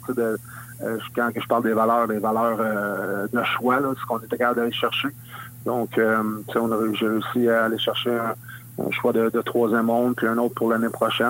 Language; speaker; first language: French; native; French